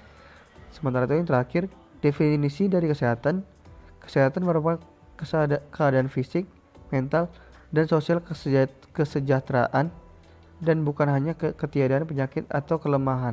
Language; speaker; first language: Indonesian; native; Indonesian